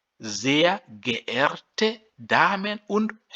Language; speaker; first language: German; non-native, fluent; French